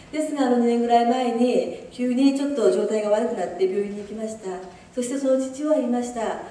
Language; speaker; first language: Japanese; early bilingual, other home language; Korean